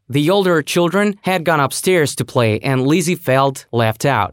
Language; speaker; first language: English; non-native, fluent; Russian